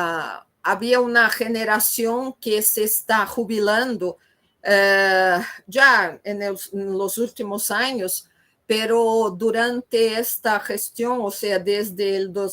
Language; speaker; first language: Spanish; non-native, fluent; Portuguese